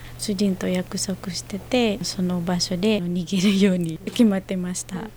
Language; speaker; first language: Japanese; non-native, fluent; Indonesian